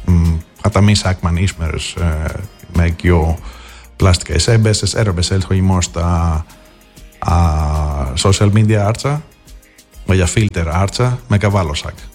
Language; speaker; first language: Hungarian; non-native, fluent; Greek